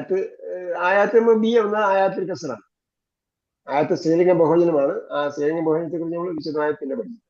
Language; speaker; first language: Malayalam; native; Malayalam